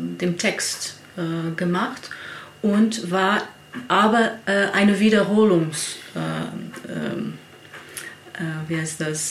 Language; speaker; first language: German; non-native, learner; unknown